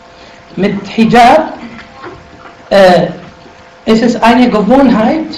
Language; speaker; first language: German; non-native, fluent; Arabic